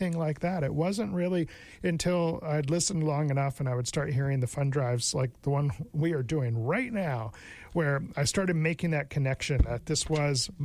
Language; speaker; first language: English; native; English